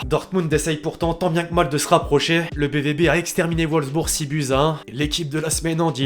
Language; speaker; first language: French; native; French